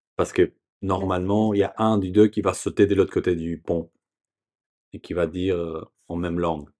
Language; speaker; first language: French; non-native, learner; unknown